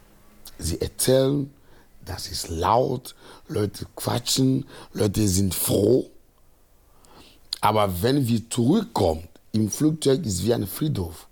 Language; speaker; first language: German; non-native, fluent; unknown